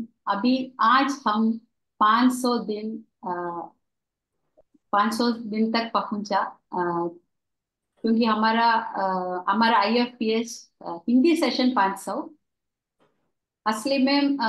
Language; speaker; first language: Hindi; non-native, local second language; Malayalam